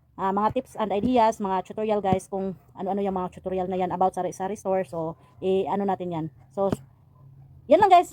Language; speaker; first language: Filipino; non-native, local second language; Cebuano